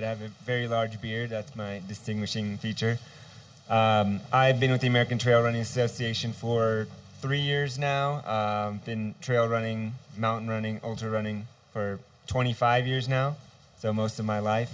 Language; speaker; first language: English; native; English